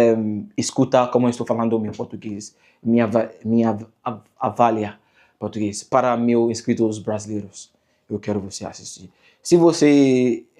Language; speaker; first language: Portuguese; non-native, learner; English